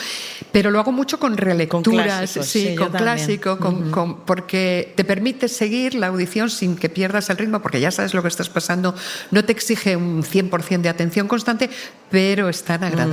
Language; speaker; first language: Spanish; native; Spanish